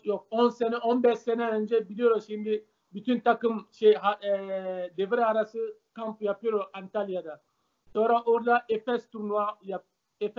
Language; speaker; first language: Turkish; non-native, learner; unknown